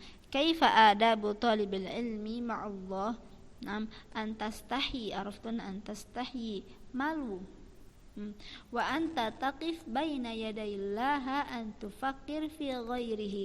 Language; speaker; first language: Arabic; non-native, fluent; Indonesian